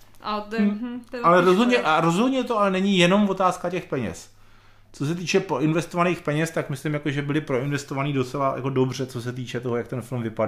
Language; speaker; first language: Czech; native; Czech